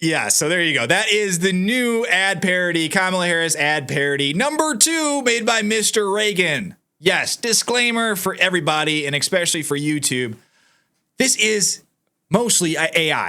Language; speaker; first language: English; native; English